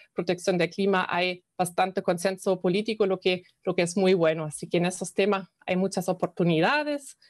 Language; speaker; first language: Spanish; non-native, fluent; German